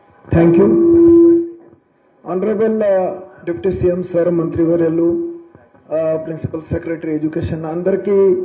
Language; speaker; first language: English; non-native, local second language; Telugu